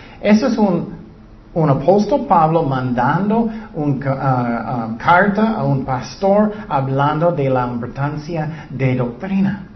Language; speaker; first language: Spanish; non-native, learner; English